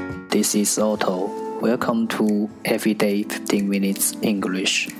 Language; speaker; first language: English; non-native, fluent; Chinese